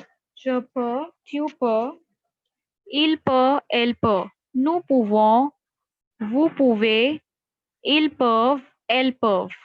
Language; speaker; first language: French; non-native, fluent; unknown